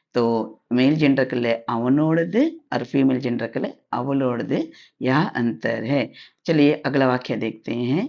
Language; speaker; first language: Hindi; non-native, local second language; Tamil